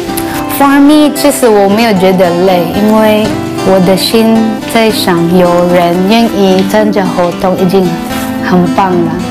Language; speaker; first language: Chinese; non-native, fluent; Cebuano